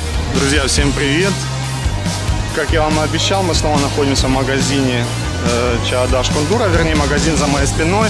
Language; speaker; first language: Russian; native; Russian